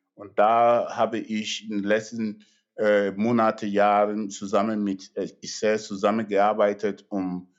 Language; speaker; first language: German; non-native, fluent; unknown